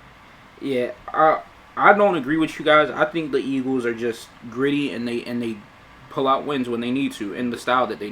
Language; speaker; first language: English; native; English